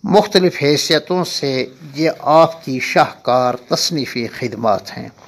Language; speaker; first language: Urdu; non-native, local second language; Kashmiri